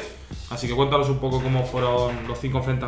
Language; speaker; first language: Spanish; native; Spanish